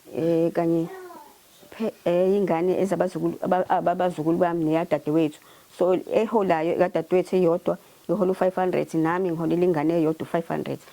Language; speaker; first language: Zulu; native; Zulu